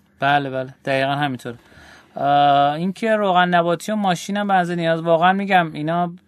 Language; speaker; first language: Persian; native; Persian